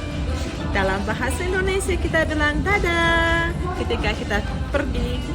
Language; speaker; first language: Indonesian; non-native, fluent; Russian